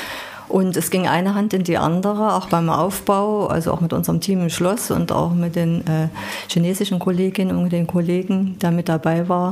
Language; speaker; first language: German; native; German